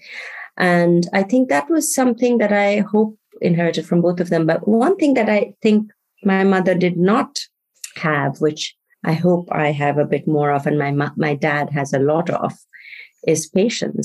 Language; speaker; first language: English; non-native, local second language; Bangla